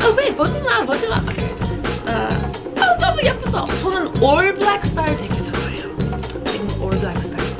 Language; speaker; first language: Korean; non-native, fluent; English